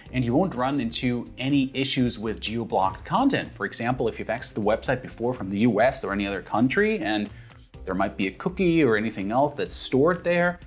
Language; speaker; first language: English; non-native, fluent; German